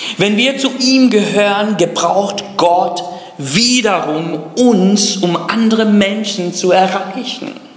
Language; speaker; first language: German; non-native, fluent; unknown